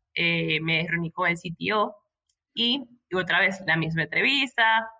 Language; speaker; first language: Spanish; native; Spanish